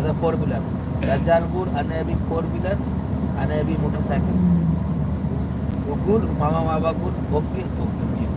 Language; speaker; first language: Arabic; non-native, learner; Hindi